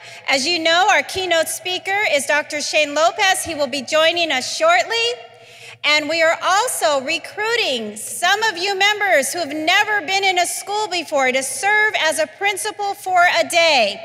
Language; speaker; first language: English; native; English